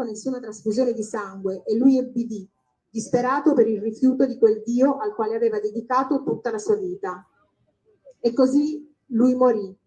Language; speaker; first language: Italian; native; Italian